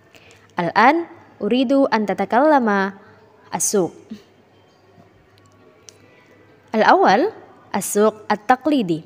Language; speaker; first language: Arabic; non-native, learner; Indonesian